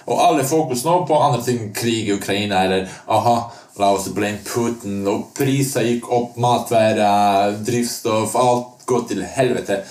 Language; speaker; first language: Norwegian; non-native, fluent; Bosnian